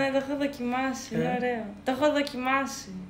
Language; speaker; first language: Greek; early bilingual, heritage; Greek